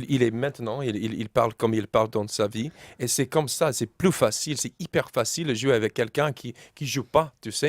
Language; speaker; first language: French; non-native, learner; English